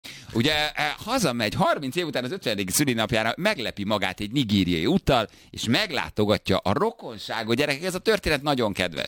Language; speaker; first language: Hungarian; native; Hungarian